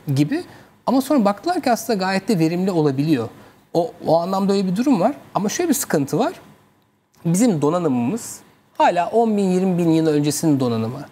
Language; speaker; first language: Turkish; native; Turkish